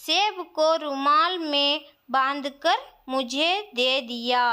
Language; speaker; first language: Hindi; non-native, local second language; Kannada